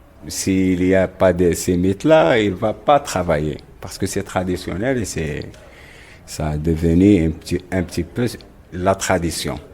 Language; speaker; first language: French; non-native, local second language; Arabic